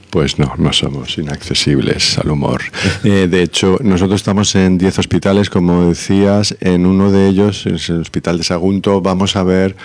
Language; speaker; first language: Spanish; native; Spanish